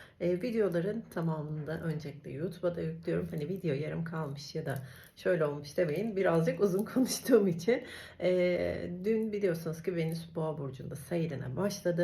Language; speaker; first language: Turkish; native; Turkish